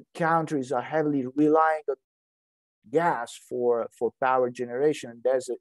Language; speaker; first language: English; non-native, fluent; Italian